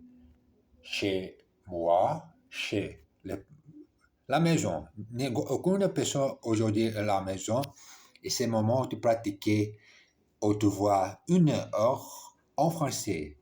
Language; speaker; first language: French; non-native, learner; English